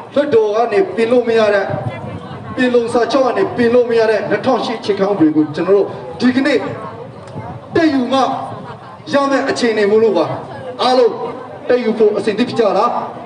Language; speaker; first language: Burmese; non-native, local second language; Hakha Chin